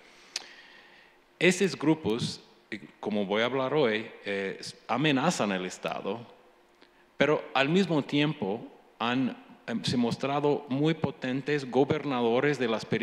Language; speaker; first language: Spanish; non-native, fluent; English